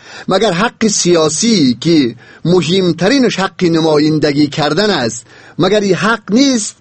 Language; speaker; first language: Persian; native; Persian